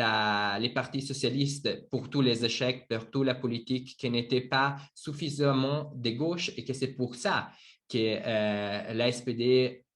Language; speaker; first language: French; non-native, learner; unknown